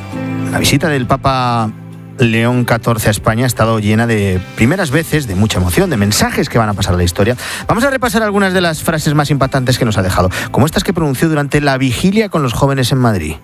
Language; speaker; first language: Spanish; native; Spanish